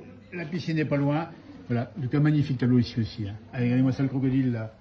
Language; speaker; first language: French; native; French